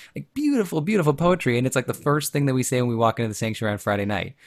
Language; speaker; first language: English; native; English